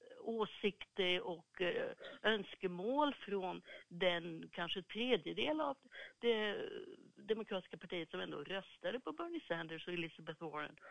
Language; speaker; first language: Swedish; native; Swedish